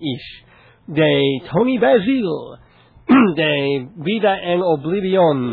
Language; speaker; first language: Spanish; non-native, learner; English